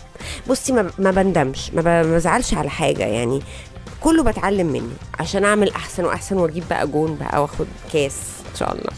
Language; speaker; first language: Arabic; native; Arabic